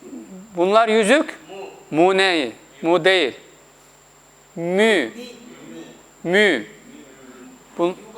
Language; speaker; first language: Turkish; non-native, fluent; Urdu